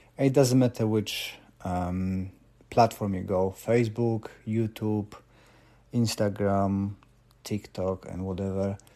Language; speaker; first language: English; non-native, fluent; Polish